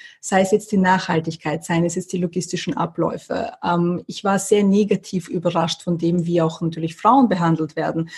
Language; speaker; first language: German; early bilingual, other home language; Russian